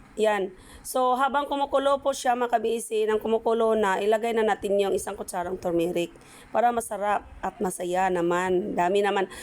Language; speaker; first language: Filipino; non-native, local second language; Cebuano